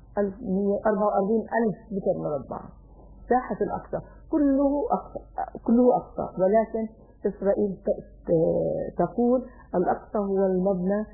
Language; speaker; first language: Arabic; native; Arabic